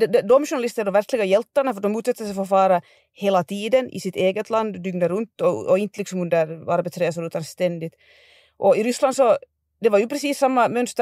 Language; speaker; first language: Swedish; native; Swedish